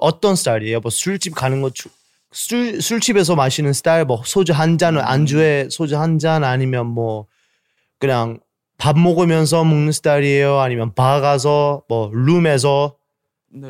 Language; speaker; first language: Korean; early bilingual, heritage; English